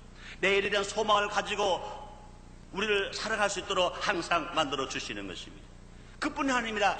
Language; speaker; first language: Korean; native; Korean